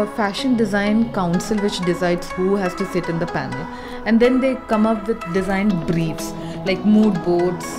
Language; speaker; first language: English; non-native, local second language; Malayalam